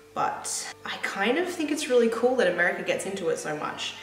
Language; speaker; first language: English; native; English